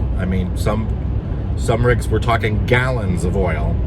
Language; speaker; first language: English; native; English